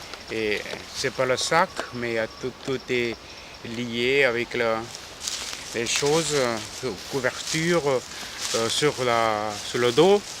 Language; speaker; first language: French; non-native, fluent; Korean